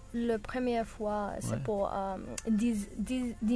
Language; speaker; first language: French; non-native, learner; English